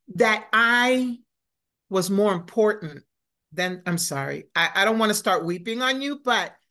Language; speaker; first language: English; native; English